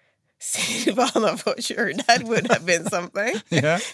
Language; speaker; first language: English; non-native, fluent; Swedish